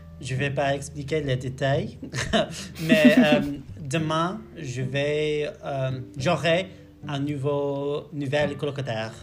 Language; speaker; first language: French; non-native, learner; English